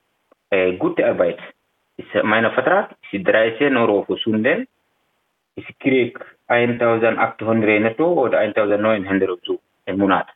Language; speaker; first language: German; non-native, learner; Fula